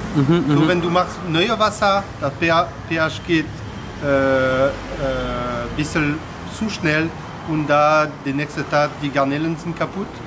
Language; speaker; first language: German; non-native, learner; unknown